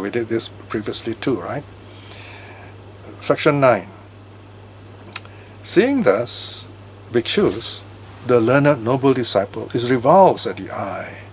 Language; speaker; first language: English; native; English